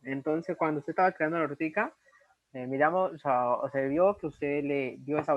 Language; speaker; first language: Spanish; native; Spanish